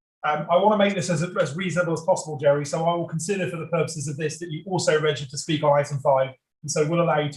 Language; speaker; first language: English; native; English